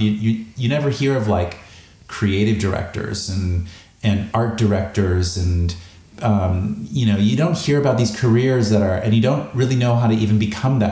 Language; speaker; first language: English; native; English